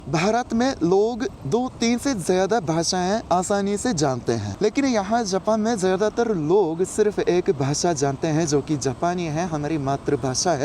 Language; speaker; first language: Hindi; non-native, fluent; Japanese